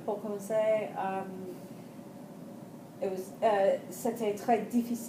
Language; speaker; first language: French; non-native, learner; English